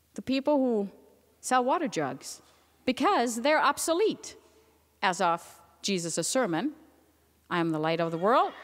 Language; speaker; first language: English; non-native, fluent; German